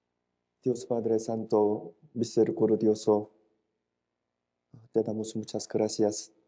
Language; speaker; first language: Spanish; non-native, fluent; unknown